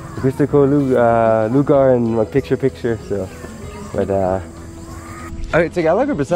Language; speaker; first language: Cebuano; non-native, learner; English